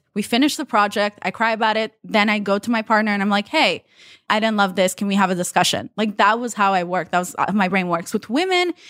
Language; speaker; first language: English; non-native, fluent; Hebrew